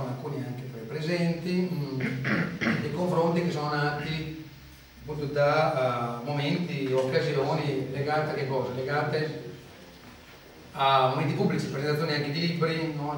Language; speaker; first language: Italian; native; Italian